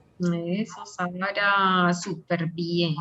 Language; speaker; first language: Spanish; non-native, fluent; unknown